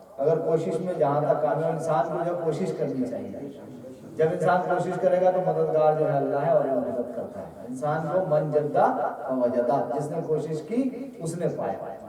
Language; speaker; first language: Urdu; native; Urdu